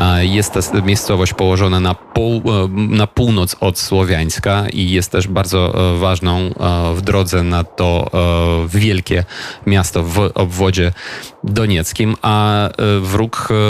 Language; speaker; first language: Polish; non-native, fluent; Ukrainian